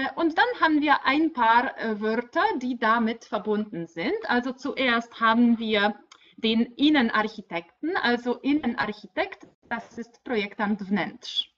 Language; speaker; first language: German; non-native, fluent; Polish